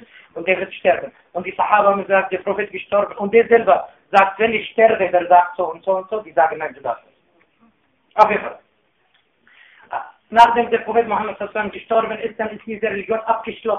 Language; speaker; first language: German; non-native, fluent; Arabic